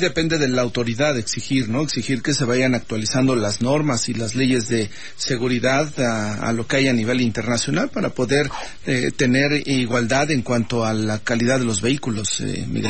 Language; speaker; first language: Spanish; native; Spanish